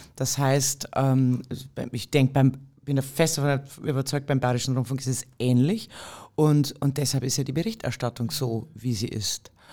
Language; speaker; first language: German; native; German